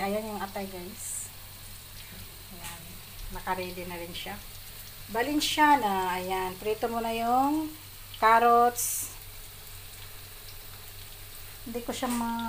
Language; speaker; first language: Filipino; non-native, local second language; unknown